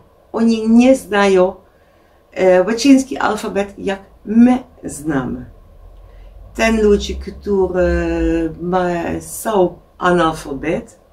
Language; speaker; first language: Polish; non-native, learner; Dutch